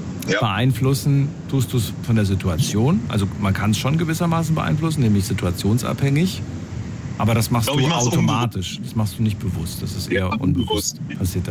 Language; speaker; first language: German; native; German